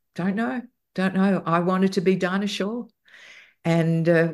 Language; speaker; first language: English; native; English